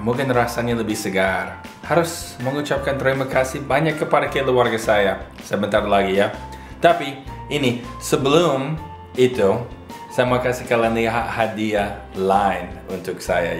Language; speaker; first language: Indonesian; non-native, fluent; English